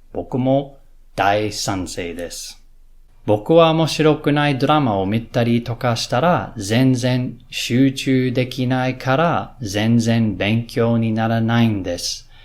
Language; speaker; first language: Japanese; non-native, learner; English